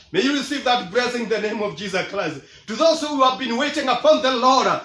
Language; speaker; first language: English; non-native, local second language; Swahili